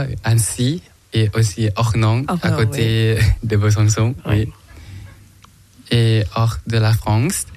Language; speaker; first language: French; non-native, learner; Thai